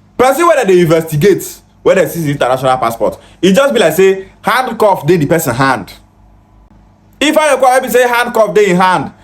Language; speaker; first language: Nigerian Pidgin; non-native, local second language; Igbo